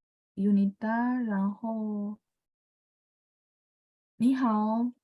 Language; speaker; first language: Chinese; non-native, fluent; Indonesian